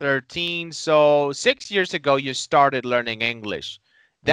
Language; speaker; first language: English; non-native, fluent; Spanish